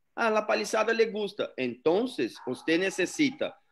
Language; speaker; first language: Spanish; non-native, learner; Portuguese